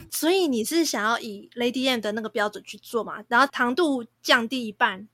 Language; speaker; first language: Chinese; native; Chinese